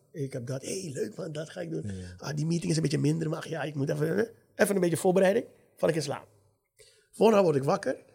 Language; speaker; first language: Dutch; native; Dutch